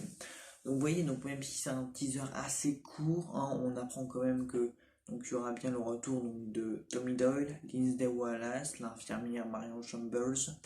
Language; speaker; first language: French; native; French